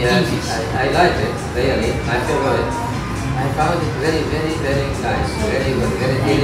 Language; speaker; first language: English; non-native, fluent; Arabic